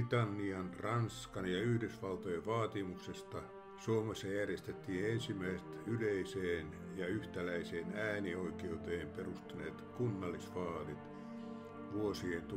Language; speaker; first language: Finnish; native; Finnish